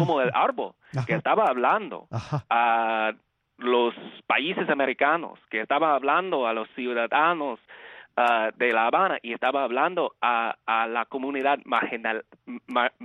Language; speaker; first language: Spanish; non-native, fluent; English